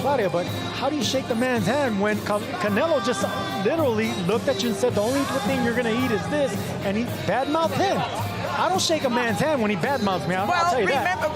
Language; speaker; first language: English; native; English